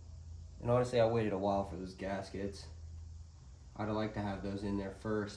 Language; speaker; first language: English; native; English